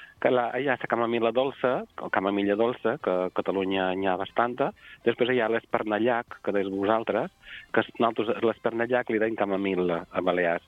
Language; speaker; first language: Catalan; native; Catalan